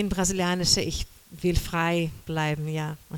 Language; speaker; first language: German; non-native, fluent; Portuguese